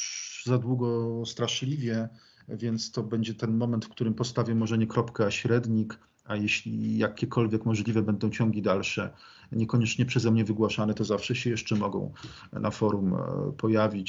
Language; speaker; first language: Polish; native; Polish